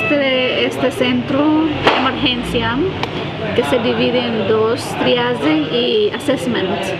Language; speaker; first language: Spanish; non-native, learner; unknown